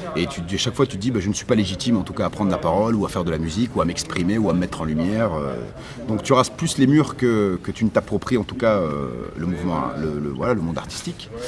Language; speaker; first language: French; early bilingual, other home language; Arabic